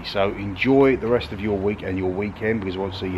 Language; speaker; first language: English; native; English